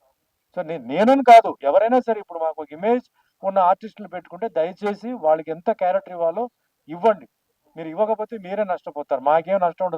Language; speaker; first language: Telugu; native; Telugu